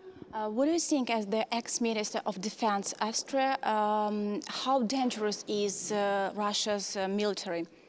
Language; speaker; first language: English; non-native, fluent; Ukrainian